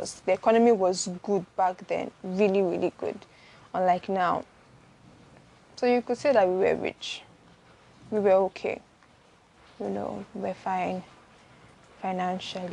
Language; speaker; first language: English; non-native, local second language; Igbo